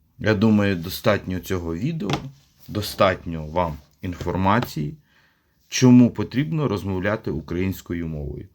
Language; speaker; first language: Ukrainian; non-native, local second language; Russian